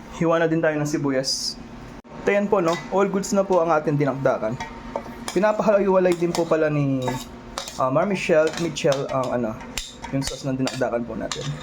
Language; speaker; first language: Filipino; native; Filipino